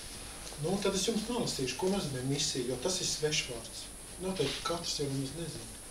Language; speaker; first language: Latvian; native; Latvian